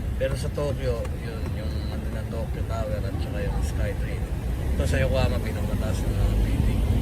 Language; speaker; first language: Filipino; native; Filipino